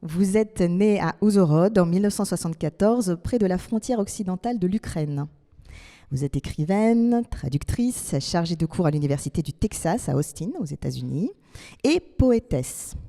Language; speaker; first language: French; native; French